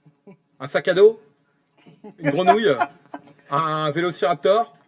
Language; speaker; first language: French; native; French